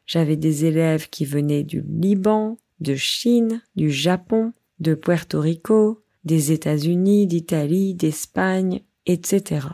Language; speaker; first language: French; native; French